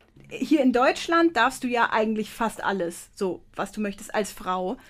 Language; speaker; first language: German; native; German